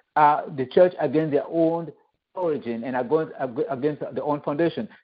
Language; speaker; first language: English; non-native, fluent; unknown